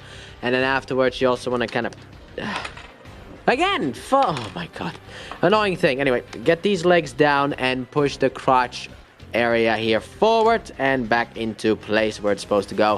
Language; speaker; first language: English; native; English